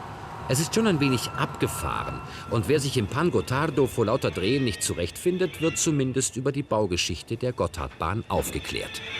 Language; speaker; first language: German; native; German